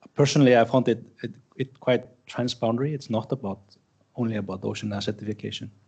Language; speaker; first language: English; non-native, fluent; Icelandic